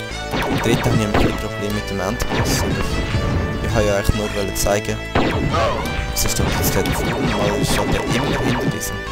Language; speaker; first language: German; native; German